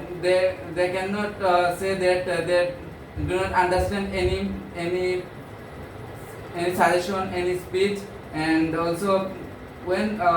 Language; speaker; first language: English; non-native, learner; Bangla